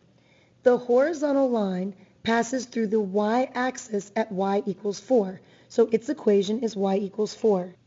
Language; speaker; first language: English; native; English